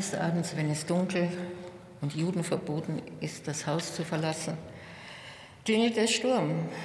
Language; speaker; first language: German; native; German